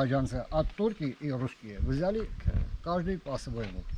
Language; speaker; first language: Russian; non-native, local second language; Armenian